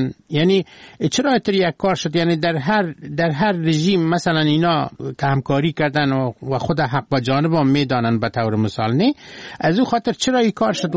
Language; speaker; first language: Persian; native; Persian